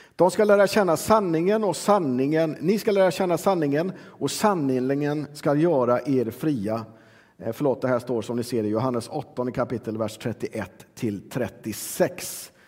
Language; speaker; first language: Swedish; native; Swedish